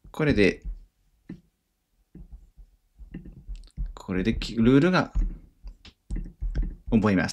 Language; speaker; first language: Japanese; non-native, fluent; French